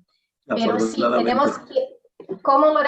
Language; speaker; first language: Spanish; non-native, learner; Portuguese